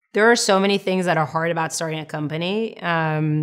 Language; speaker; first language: English; non-native, fluent; Hebrew